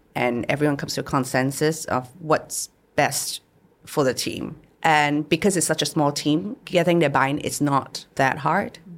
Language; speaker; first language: English; non-native, local second language; Cantonese